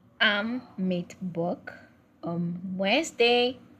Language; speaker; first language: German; non-native, learner; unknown